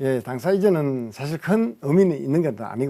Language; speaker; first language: Korean; native; Korean